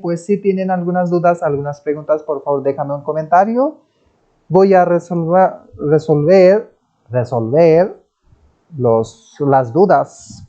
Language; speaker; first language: Spanish; non-native, fluent; Hindi